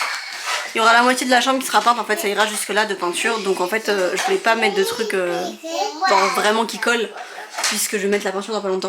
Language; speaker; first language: French; native; French